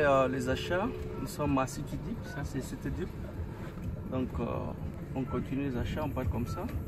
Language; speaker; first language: French; non-native, local second language; Lingala